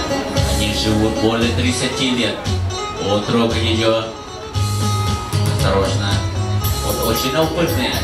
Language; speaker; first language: Russian; non-native, learner; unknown